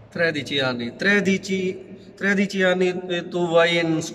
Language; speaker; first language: Italian; non-native, learner; Urdu